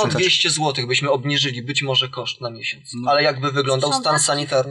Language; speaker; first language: Polish; native; Polish